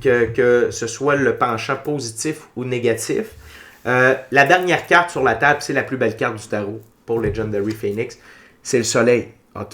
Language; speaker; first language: French; native; French